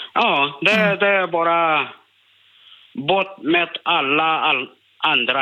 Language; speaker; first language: Swedish; non-native, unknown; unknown